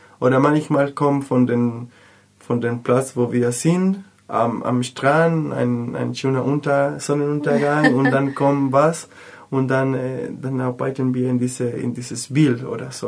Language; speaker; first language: German; non-native, learner; Spanish